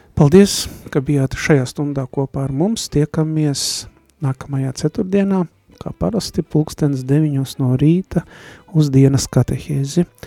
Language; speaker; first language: Latvian; native; Latvian